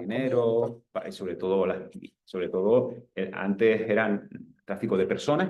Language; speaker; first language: Spanish; native; Spanish